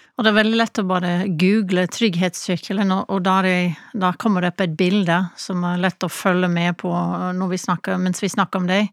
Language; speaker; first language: Norwegian; non-native, fluent; English